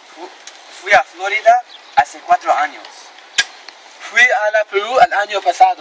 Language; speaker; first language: Spanish; non-native, learner; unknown